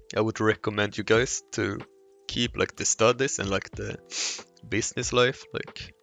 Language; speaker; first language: English; non-native, fluent; Swedish